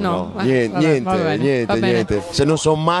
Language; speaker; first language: Italian; native; Italian